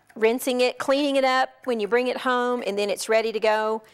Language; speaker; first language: English; native; English